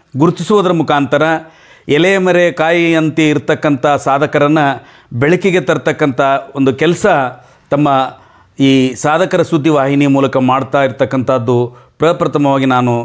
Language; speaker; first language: Kannada; native; Kannada